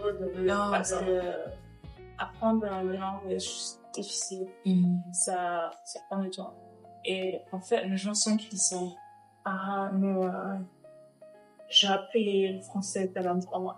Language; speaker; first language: French; non-native, fluent; German